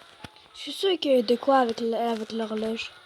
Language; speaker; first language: French; native; French